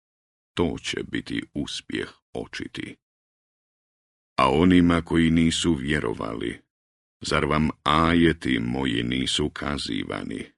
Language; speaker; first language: Croatian; native; Croatian